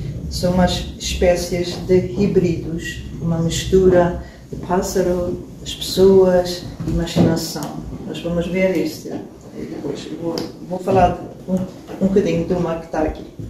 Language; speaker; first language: Portuguese; non-native, learner; Swedish